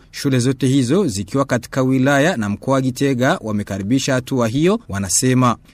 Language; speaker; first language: Swahili; non-native, local second language; Rundi